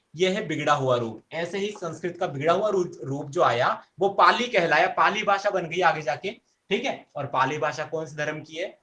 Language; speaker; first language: Hindi; native; Hindi